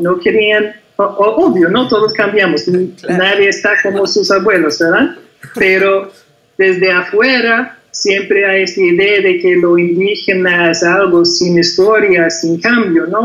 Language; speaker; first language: Spanish; non-native, fluent; English